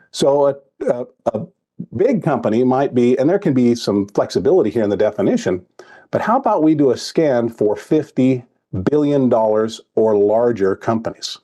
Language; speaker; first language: English; native; English